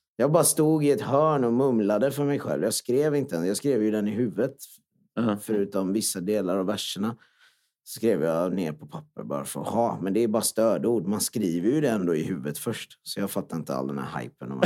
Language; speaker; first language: Swedish; non-native, local second language; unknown